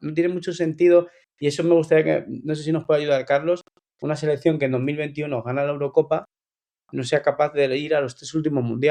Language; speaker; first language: Spanish; native; Spanish